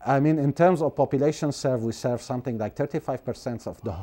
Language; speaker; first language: English; non-native, fluent; Arabic